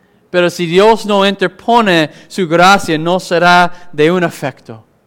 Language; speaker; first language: Spanish; non-native, fluent; English